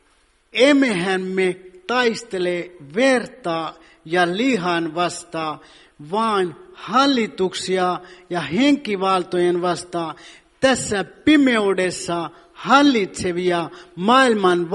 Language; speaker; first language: Finnish; non-native, fluent; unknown